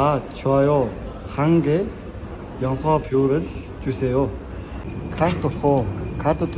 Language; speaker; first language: Korean; non-native, learner; Mongolian